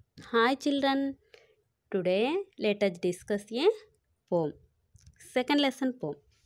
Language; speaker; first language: English; non-native, local second language; Telugu